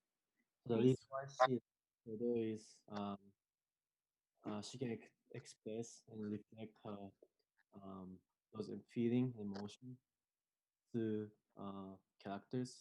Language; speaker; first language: English; non-native, fluent; Japanese